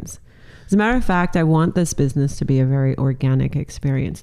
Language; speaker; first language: English; native; English